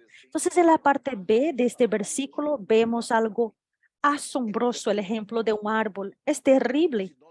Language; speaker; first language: Spanish; non-native, fluent; Portuguese